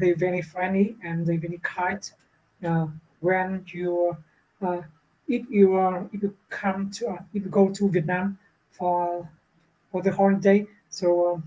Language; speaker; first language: English; non-native, learner; Vietnamese